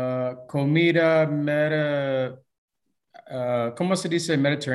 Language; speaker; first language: Spanish; non-native, learner; English